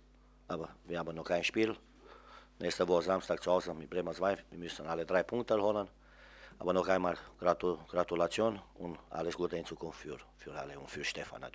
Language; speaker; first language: German; non-native, fluent; Romanian